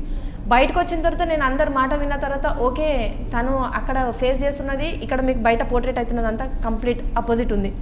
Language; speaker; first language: Telugu; native; Telugu